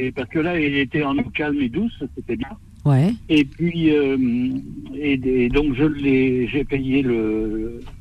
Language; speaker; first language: French; native; French